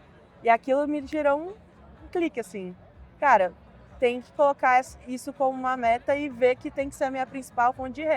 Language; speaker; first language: Portuguese; native; Portuguese